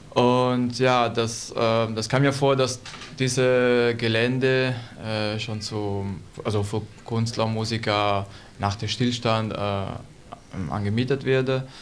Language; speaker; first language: German; non-native, learner; Italian